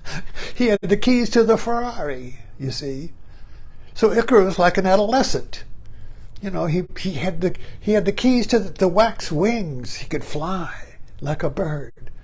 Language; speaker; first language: English; native; English